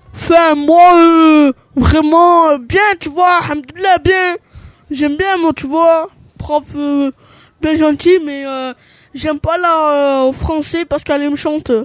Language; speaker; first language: French; early bilingual, other home language; Albanian